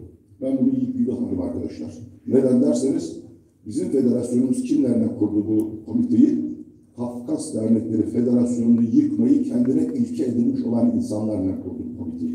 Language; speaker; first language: Turkish; native; Turkish